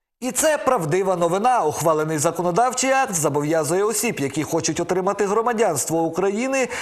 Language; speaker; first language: Ukrainian; native; Ukrainian